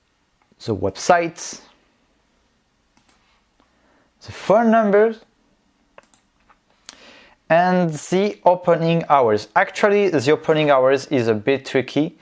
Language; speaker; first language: English; non-native, fluent; French